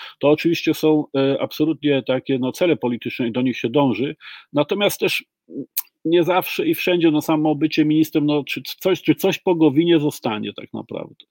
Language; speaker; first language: Polish; native; Polish